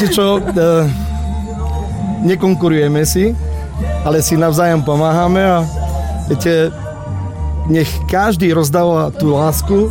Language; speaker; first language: Slovak; native; Slovak